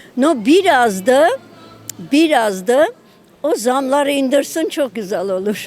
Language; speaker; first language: Turkish; non-native, learner; Armenian